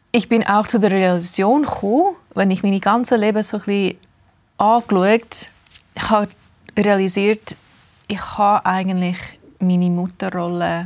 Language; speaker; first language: German; early bilingual, heritage; English